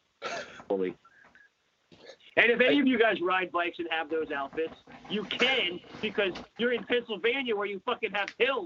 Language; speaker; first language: English; native; English